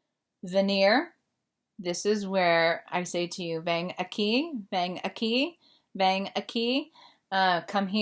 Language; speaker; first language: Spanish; non-native, fluent; English